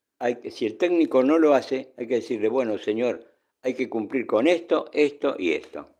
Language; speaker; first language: Spanish; native; Spanish